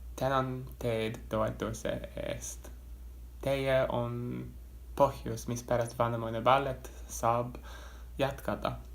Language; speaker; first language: Estonian; non-native, fluent; English